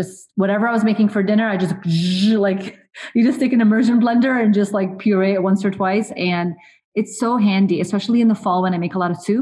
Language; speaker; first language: English; early bilingual, other home language; Arabic